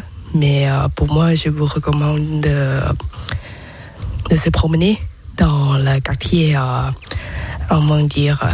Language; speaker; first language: French; non-native, learner; Thai